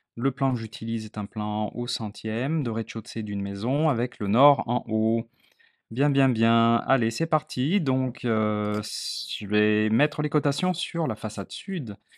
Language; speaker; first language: French; native; French